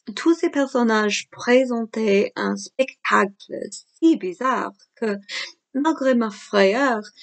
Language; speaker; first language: French; non-native, fluent; English